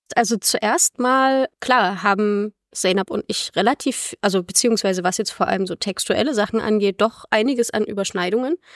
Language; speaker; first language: German; native; German